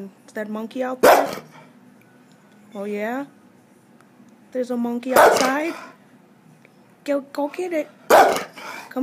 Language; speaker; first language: English; native; English